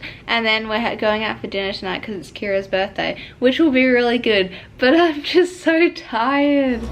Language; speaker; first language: English; native; English